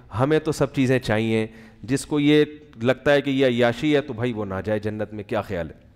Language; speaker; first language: Urdu; native; Urdu